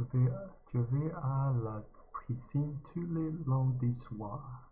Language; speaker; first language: French; non-native, learner; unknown